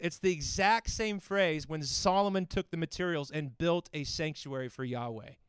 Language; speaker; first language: English; native; English